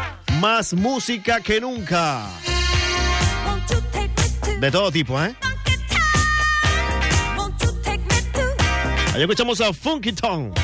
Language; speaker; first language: Spanish; native; Spanish